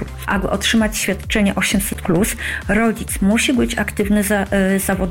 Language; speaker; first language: Polish; native; Polish